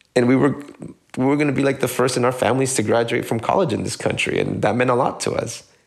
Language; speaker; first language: English; early bilingual, other home language; Spanish